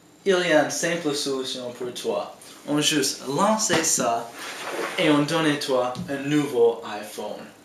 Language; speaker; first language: French; non-native, learner; English